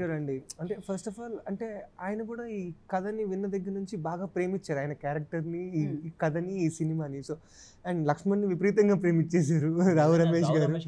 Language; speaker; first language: Telugu; native; Telugu